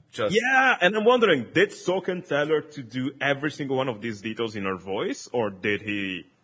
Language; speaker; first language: English; non-native, fluent; Italian